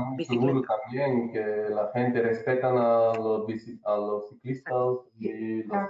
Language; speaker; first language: Spanish; non-native, learner; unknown